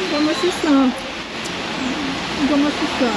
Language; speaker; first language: Korean; non-native, learner; Lao